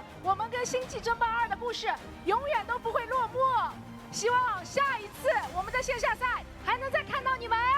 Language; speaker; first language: Chinese; native; Chinese